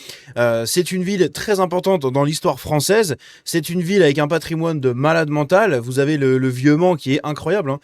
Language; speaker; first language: French; native; French